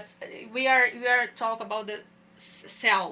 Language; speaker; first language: English; non-native, learner; Portuguese